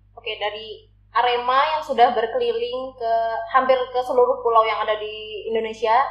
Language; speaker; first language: Indonesian; native; Indonesian